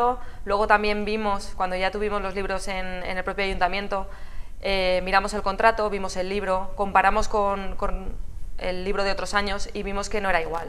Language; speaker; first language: Spanish; native; Spanish